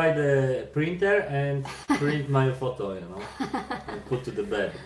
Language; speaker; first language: English; non-native, learner; Polish